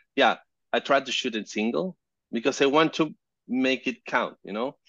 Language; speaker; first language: English; non-native, fluent; Spanish